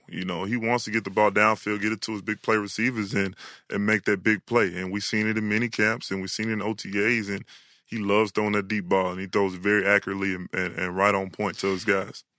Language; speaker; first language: English; native; English